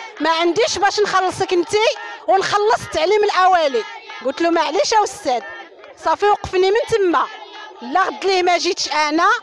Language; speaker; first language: Arabic; native; Arabic